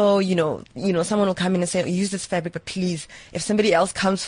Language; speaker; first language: English; non-native, local second language; Zulu